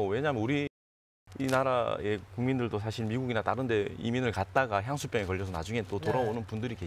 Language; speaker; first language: Korean; native; Korean